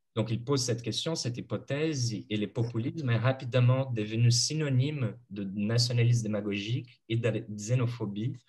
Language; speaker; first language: French; non-native, fluent; Portuguese